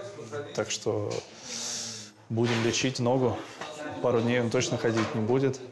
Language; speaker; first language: Russian; native; Russian